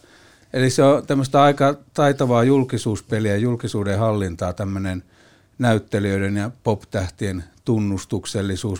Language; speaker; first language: Finnish; native; Finnish